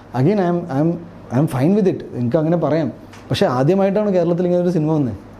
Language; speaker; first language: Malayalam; early bilingual, heritage; Malayalam